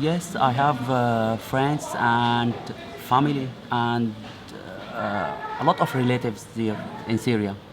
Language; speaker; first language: English; non-native, learner; Arabic